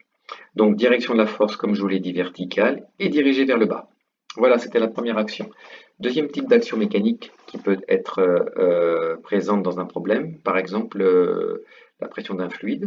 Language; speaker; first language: French; native; French